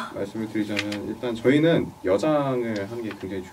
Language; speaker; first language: Korean; early bilingual, heritage; Korean